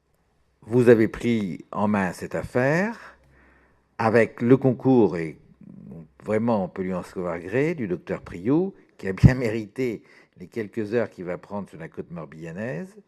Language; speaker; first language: French; native; French